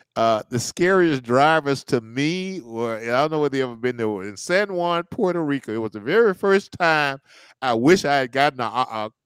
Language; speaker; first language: English; native; English